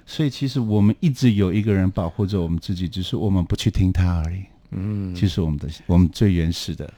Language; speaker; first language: Chinese; non-native, local second language; Amis